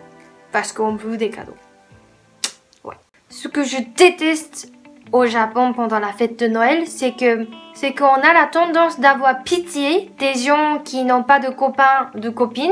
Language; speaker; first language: French; non-native, fluent; Japanese